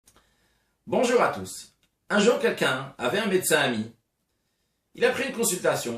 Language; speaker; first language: French; native; French